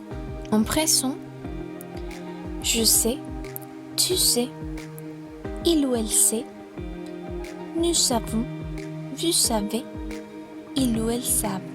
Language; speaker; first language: French; non-native, fluent; Spanish